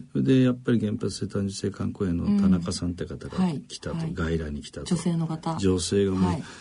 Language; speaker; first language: Japanese; native; Japanese